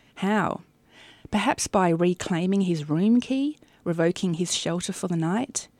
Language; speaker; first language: English; native; English